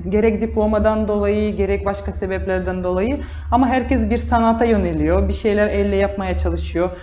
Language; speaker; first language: Turkish; non-native, fluent; Russian